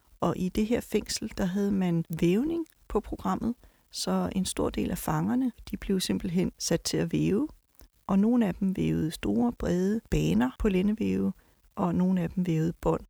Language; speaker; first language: Danish; native; Danish